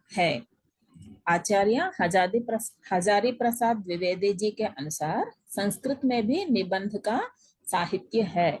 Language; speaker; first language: Hindi; non-native, local second language; Telugu